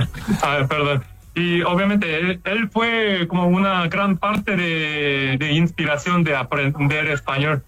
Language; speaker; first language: Spanish; non-native, fluent; Korean